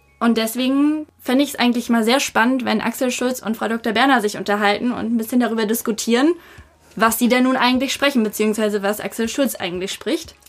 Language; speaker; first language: German; native; German